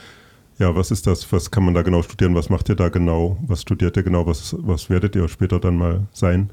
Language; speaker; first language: German; native; German